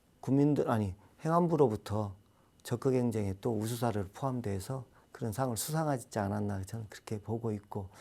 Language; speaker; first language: Korean; native; Korean